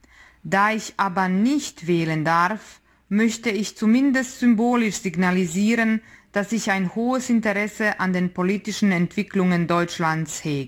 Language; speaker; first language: German; non-native, fluent; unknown